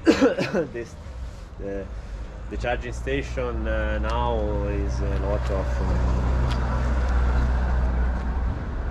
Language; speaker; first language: English; non-native, learner; Italian